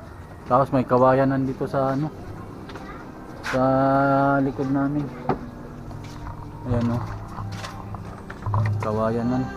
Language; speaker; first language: Filipino; non-native, local second language; Cebuano